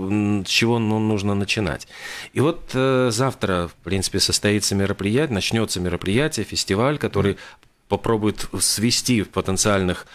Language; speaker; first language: Russian; native; Russian